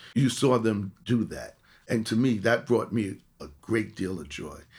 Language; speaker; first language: English; native; English